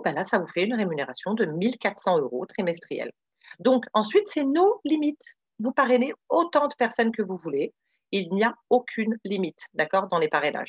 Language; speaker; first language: French; native; French